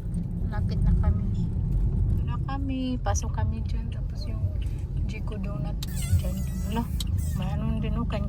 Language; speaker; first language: Filipino; non-native, local second language; Cebuano